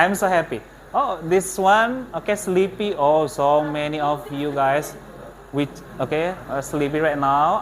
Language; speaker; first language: English; non-native, fluent; Indonesian